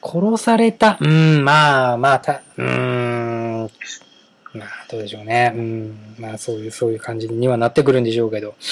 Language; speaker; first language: Japanese; native; Japanese